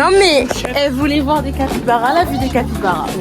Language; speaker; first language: French; native; French